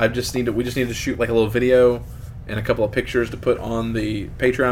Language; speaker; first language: English; native; English